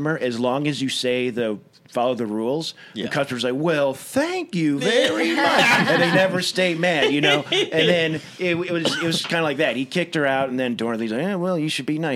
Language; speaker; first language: English; native; English